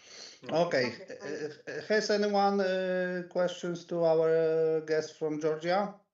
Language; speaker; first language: English; non-native, learner; Polish